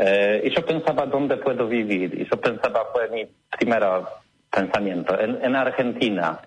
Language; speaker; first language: Spanish; non-native, learner; Polish